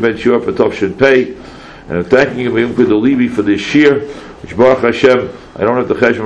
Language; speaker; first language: English; native; English